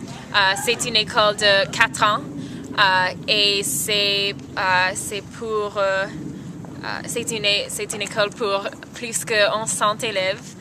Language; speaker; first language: French; non-native, fluent; English